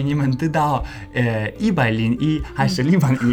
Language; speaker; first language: Chinese; non-native, learner; English